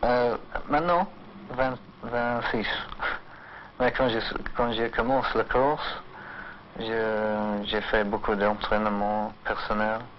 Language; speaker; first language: French; non-native, learner; English